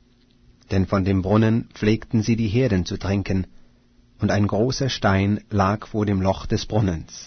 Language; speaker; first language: German; native; German